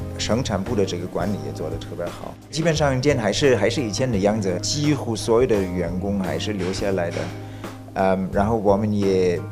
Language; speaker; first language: Chinese; non-native, fluent; German